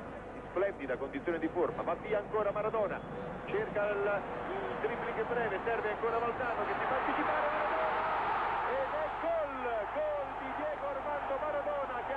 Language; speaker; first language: Italian; native; Italian